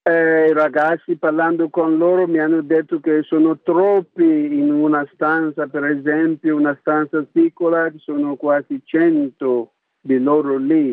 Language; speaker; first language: Italian; non-native, local second language; English